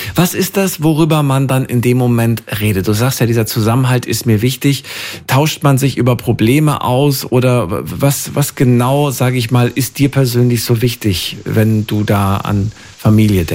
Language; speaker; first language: German; native; German